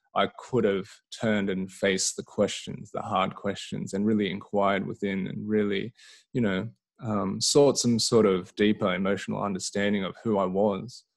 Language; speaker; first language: English; native; English